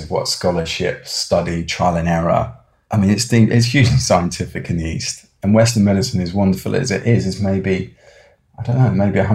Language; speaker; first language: English; native; English